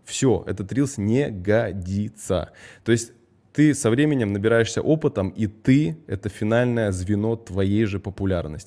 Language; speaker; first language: Russian; early bilingual, heritage; Russian